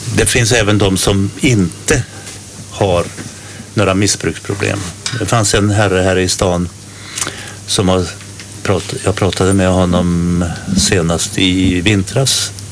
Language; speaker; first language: Swedish; native; Swedish